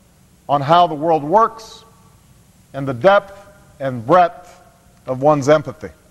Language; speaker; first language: English; native; English